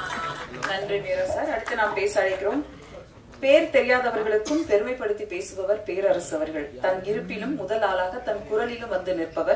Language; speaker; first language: Tamil; native; Tamil